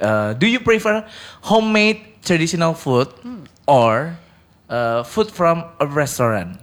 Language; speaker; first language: English; non-native, learner; Indonesian